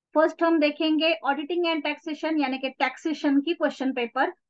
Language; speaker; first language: Hindi; non-native, local second language; Marathi